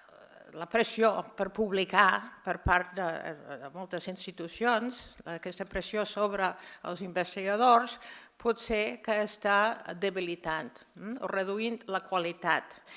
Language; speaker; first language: Catalan; non-native, fluent; English